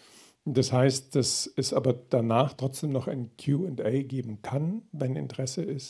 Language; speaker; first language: German; native; German